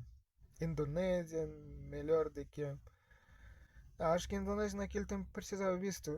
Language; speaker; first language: Portuguese; non-native, fluent; Russian